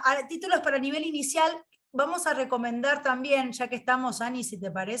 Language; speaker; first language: Spanish; native; Spanish